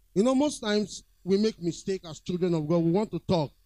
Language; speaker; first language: English; non-native, local second language; Yoruba